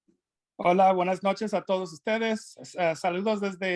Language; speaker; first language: Spanish; non-native, fluent; English